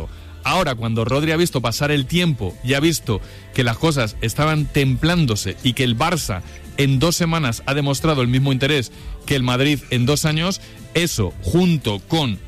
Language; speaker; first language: Spanish; native; Spanish